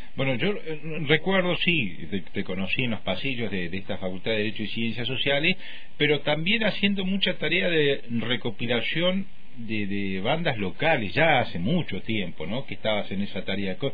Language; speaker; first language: Spanish; native; Spanish